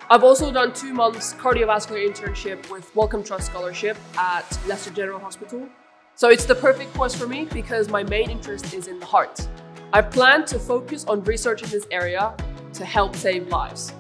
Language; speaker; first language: English; non-native, fluent; Finnish